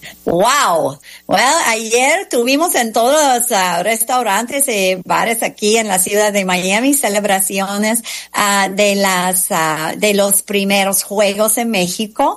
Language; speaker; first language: Spanish; non-native, fluent; English